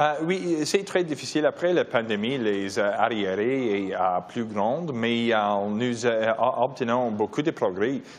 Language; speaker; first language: French; non-native, local second language; English